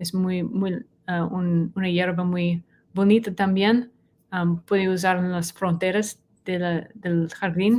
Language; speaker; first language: Spanish; non-native, learner; English